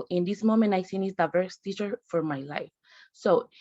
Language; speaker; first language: English; non-native, learner; Spanish